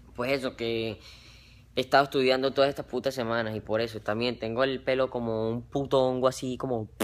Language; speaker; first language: Spanish; native; Spanish